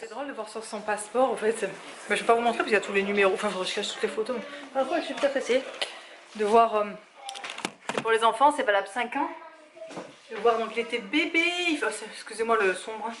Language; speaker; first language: French; native; French